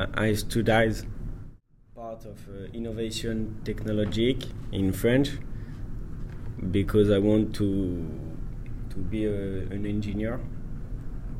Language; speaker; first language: English; non-native, learner; French